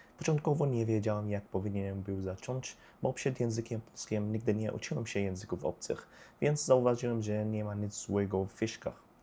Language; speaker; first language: Polish; non-native, learner; Arabic